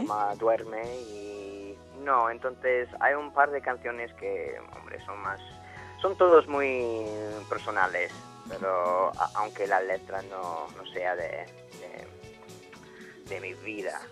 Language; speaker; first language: Spanish; non-native, fluent; English